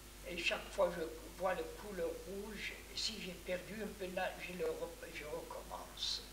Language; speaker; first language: French; non-native, fluent; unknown